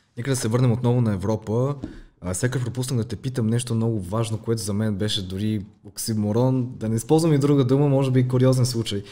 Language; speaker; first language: Bulgarian; native; Bulgarian